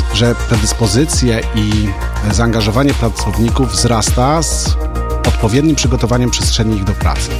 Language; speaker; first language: Polish; native; Polish